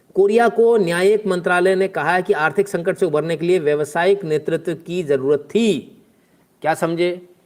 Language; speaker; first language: Hindi; native; Hindi